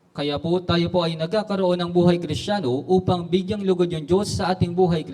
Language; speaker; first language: Filipino; native; Filipino